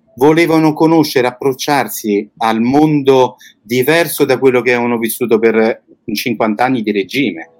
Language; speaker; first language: Italian; native; Italian